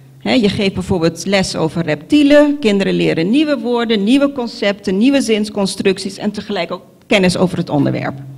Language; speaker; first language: Dutch; non-native, local second language; Papiamento